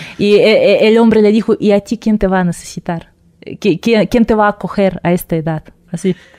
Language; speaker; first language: Spanish; non-native, fluent; Russian